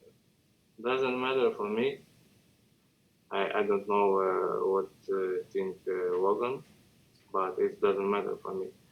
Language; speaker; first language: English; non-native, learner; Russian